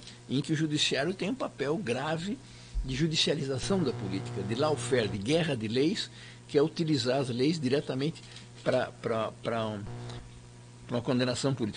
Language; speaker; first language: Portuguese; native; Portuguese